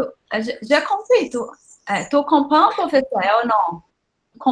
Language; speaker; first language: French; non-native, learner; Portuguese